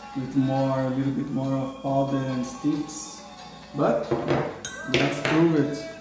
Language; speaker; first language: English; non-native, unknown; Portuguese